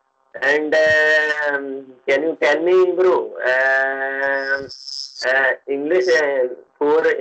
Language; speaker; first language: English; non-native, learner; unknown